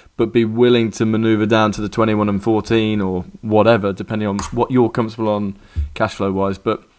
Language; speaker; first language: English; native; English